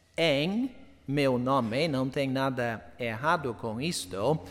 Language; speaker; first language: Portuguese; non-native, fluent; English